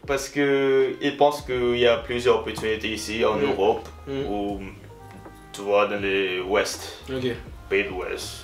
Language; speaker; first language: French; non-native, learner; Filipino